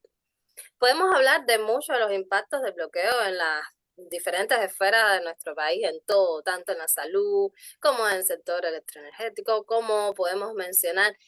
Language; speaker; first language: Spanish; native; Spanish